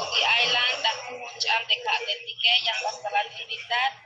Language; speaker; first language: Spanish; native; Spanish